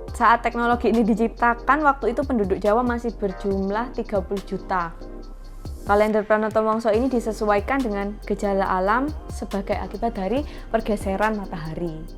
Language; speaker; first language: Indonesian; native; Indonesian